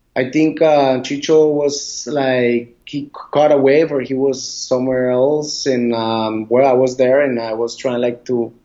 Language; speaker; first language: English; non-native, learner; Spanish